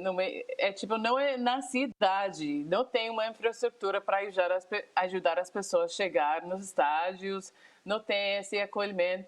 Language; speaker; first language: Portuguese; non-native, fluent; English